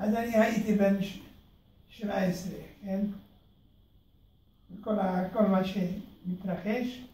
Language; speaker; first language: Hebrew; early bilingual, other home language; Hungarian